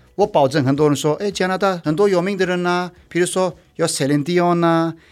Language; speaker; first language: Chinese; non-native, fluent; Turkish